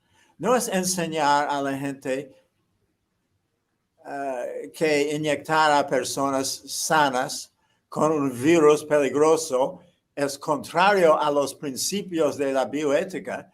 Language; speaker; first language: Spanish; non-native, fluent; English